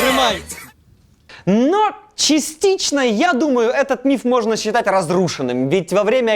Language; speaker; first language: Russian; native; Russian